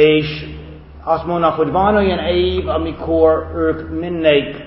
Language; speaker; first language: Hungarian; non-native, fluent; English